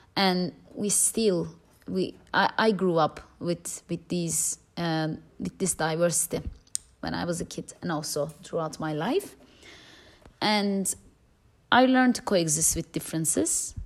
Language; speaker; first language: English; non-native, fluent; Turkish